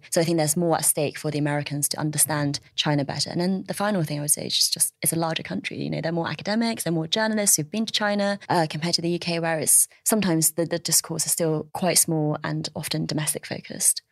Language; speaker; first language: English; early bilingual, other home language; Chinese